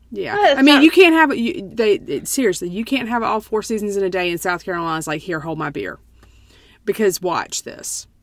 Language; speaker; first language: English; native; English